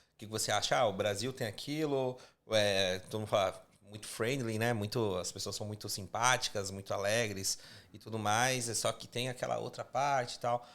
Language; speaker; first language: Portuguese; native; Portuguese